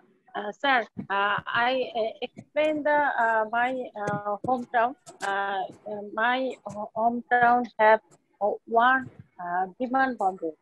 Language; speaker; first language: English; non-native, learner; Bangla